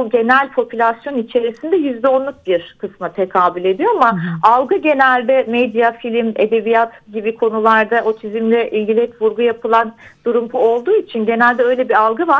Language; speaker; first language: Turkish; native; Turkish